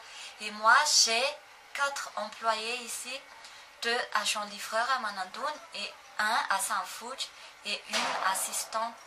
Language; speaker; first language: French; non-native, local second language; Malagasy